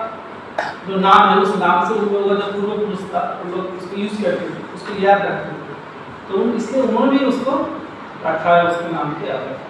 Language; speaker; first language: Hindi; non-native, local second language; Bangla